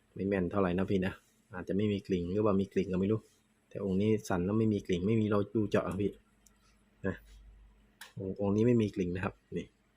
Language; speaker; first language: Thai; non-native, local second language; Northeastern Thai